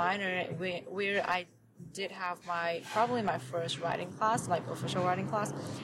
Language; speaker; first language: English; non-native, fluent; Chinese